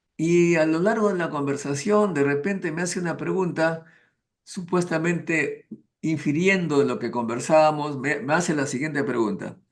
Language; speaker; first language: Spanish; native; Spanish